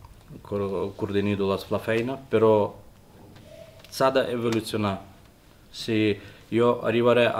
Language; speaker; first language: Catalan; non-native, learner; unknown